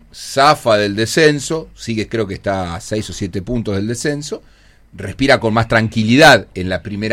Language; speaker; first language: Spanish; native; Spanish